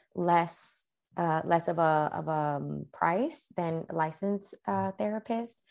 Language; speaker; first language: English; early bilingual, other home language; Spanish